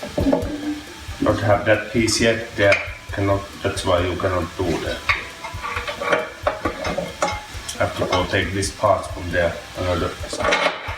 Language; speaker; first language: English; non-native, learner; Finnish